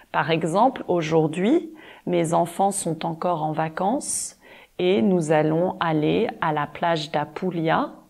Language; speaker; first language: French; native; French